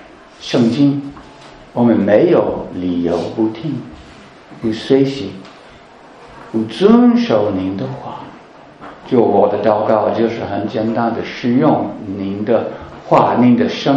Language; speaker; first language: Chinese; non-native, fluent; English